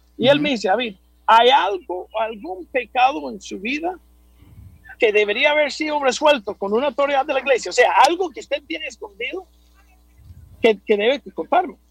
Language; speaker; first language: Spanish; non-native, fluent; English